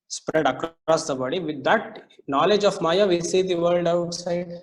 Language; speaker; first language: English; non-native, local second language; Kannada